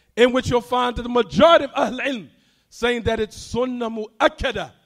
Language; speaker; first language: English; native; English